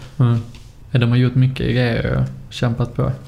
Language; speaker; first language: Swedish; native; Swedish